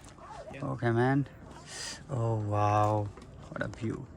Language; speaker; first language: English; non-native, learner; Hindi